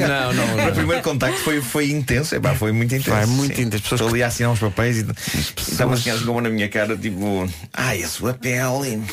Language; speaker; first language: Portuguese; native; Portuguese